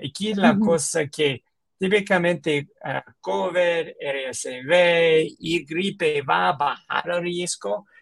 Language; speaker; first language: Spanish; non-native, learner; English